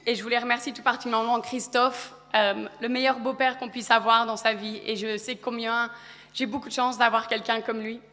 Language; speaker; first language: French; early bilingual, other home language; Polish